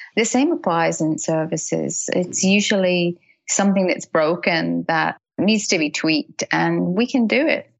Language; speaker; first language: English; native; English